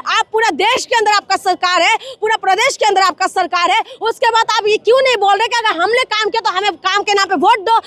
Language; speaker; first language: Hindi; non-native, local second language; Manipuri